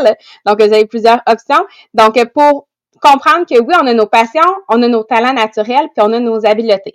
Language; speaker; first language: French; native; French